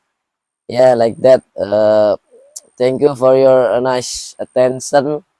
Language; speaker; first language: English; non-native, learner; Indonesian